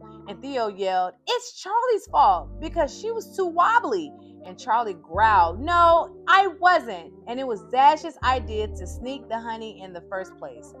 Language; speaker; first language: English; native; English